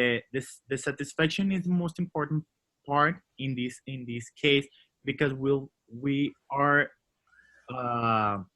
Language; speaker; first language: English; non-native, learner; Spanish